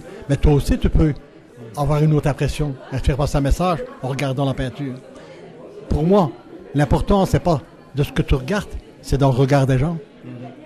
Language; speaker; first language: French; native; French